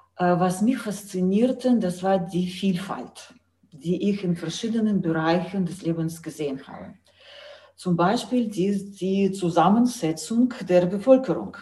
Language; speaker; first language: German; non-native, fluent; Russian